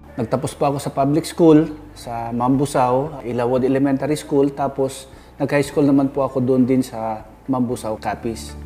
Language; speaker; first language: Filipino; non-native, local second language; Hiligaynon